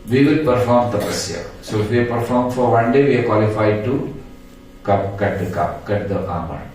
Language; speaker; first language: English; non-native, local second language; Hindi